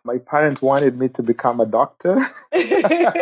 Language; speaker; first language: English; non-native, local second language; Kinyarwanda